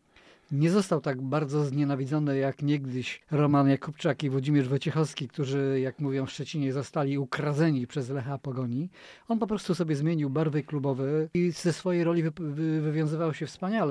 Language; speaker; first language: Polish; native; Polish